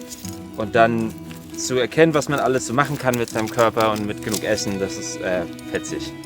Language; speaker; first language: German; native; German